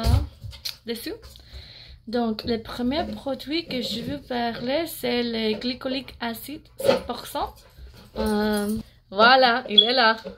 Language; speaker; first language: French; non-native, learner; English